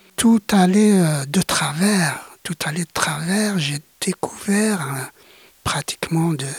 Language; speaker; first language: French; non-native, local second language; Kabyle